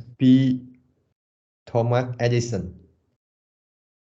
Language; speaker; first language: English; non-native, learner; Vietnamese